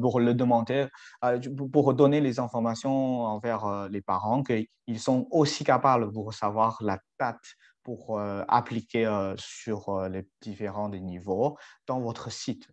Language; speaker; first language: French; non-native, fluent; Chinese